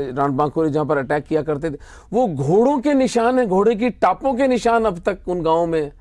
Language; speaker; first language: Hindi; native; Hindi